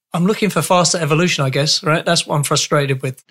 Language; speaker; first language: English; native; English